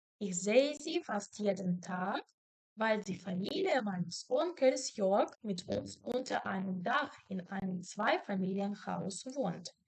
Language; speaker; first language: German; non-native, learner; Ukrainian